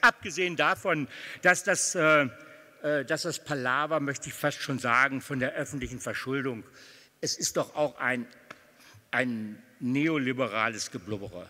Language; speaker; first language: German; native; German